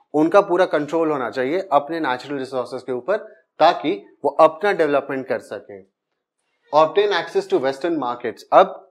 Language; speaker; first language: Hindi; native; Hindi